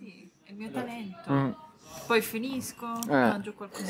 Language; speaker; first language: Italian; non-native, fluent; English